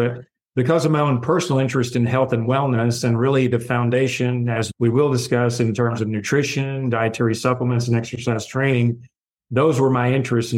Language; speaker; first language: English; native; English